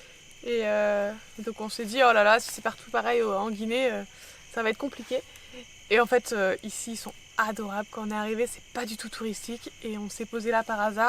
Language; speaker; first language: French; native; French